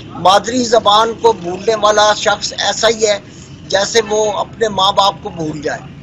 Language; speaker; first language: Urdu; non-native, local second language; Pahari-Potwari